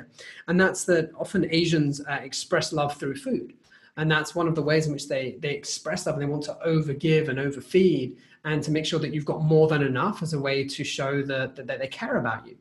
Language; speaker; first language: English; native; English